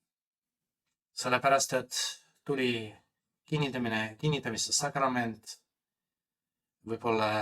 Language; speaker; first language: Estonian; non-native, fluent; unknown